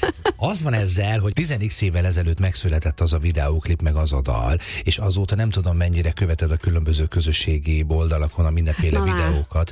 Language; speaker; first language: Hungarian; native; Hungarian